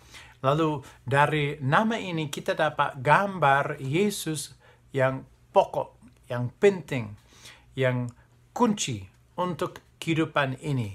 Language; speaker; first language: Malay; non-native, fluent; English